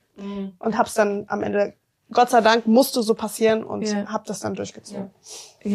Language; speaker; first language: German; early bilingual, other home language; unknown